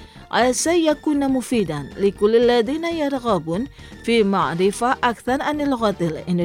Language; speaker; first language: Arabic; non-native, fluent; Indonesian